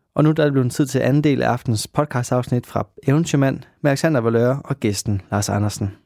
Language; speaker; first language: Danish; native; Danish